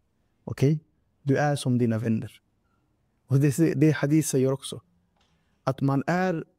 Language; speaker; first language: Swedish; non-native, fluent; Urdu